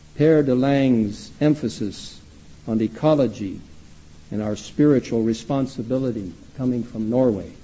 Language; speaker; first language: English; early bilingual, other home language; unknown